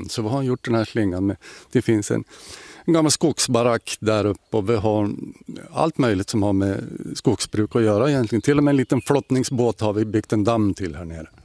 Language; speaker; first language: Swedish; native; Swedish